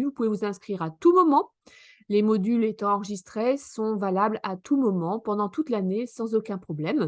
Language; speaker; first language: French; native; French